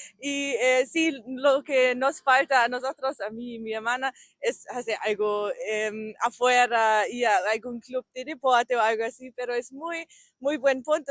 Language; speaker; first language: Spanish; non-native, learner; German